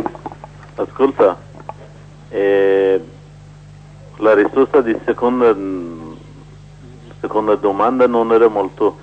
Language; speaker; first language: Italian; non-native, learner; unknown